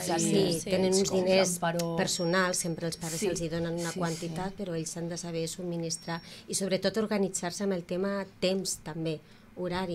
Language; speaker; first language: Catalan; native; Catalan